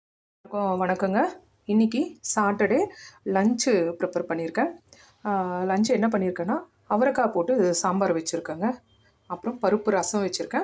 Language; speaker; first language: Tamil; native; Tamil